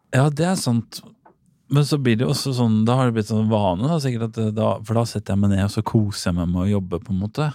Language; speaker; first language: Norwegian; native; Norwegian